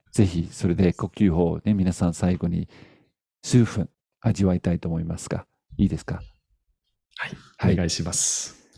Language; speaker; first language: Japanese; native; Japanese